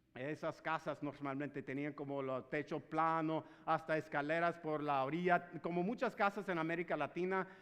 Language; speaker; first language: Spanish; non-native, fluent; English